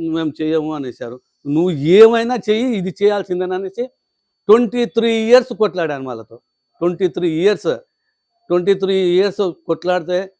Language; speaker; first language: Telugu; non-native, local second language; Lambadi